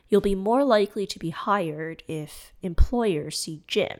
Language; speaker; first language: English; non-native, fluent; Cantonese